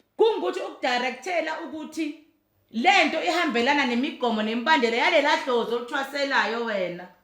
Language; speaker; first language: Zulu; native; Zulu